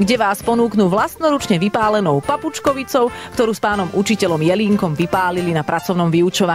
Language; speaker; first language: Slovak; native; Slovak